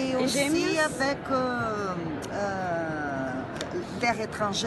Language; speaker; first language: French; non-native, learner; Portuguese